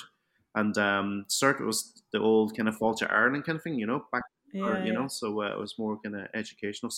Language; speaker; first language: English; early bilingual, other home language; Cantonese